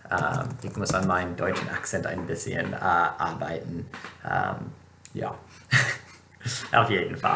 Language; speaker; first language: German; non-native, fluent; English